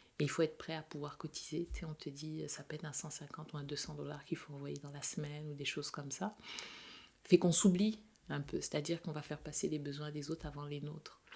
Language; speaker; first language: French; native; French